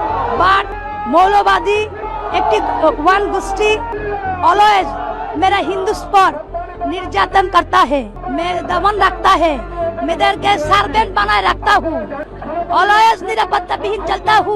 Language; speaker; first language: Hindi; non-native, learner; Bangla